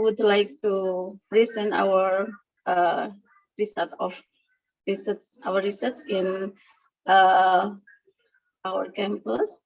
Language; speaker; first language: English; non-native, learner; Indonesian